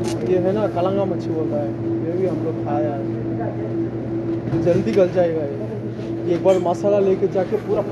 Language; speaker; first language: Hindi; non-native, local second language; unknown